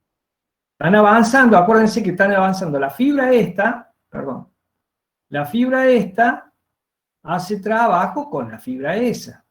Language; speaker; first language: Spanish; native; Spanish